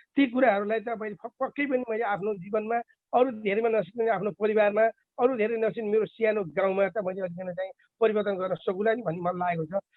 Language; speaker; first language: Nepali; native; Nepali